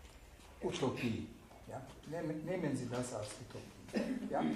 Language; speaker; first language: German; non-native, fluent; Hungarian